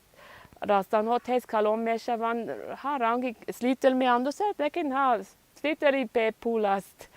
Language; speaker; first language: Persian; non-native, learner; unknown